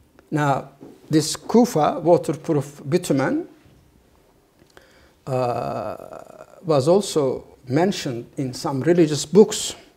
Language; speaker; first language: English; non-native, fluent; Turkish